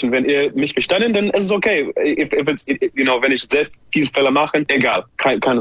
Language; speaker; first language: German; non-native, learner; English